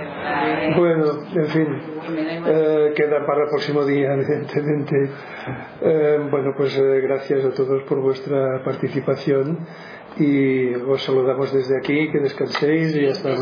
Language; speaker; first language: Spanish; native; Spanish